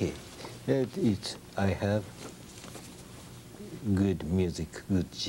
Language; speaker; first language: English; non-native, learner; Japanese